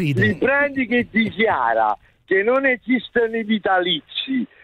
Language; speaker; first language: Italian; native; Italian